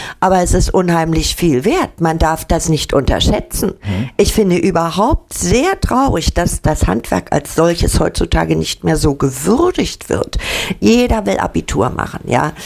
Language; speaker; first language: German; native; German